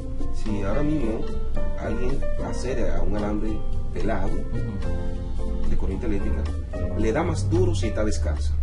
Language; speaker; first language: Spanish; native; Spanish